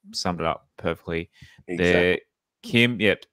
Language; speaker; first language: English; native; English